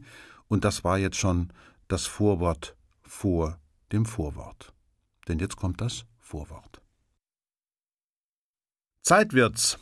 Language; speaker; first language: German; native; German